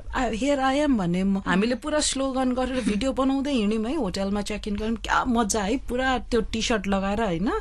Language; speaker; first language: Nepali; early bilingual, heritage; Nepali